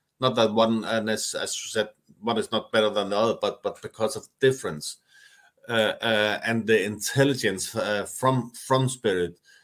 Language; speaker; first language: English; non-native, fluent; Danish